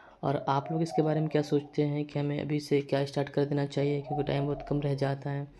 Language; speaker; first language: Urdu; native; Urdu